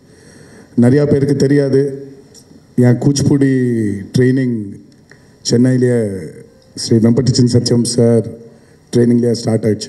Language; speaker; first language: Tamil; non-native, fluent; Telugu